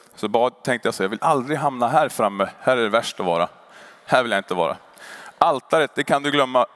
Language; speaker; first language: Swedish; native; Swedish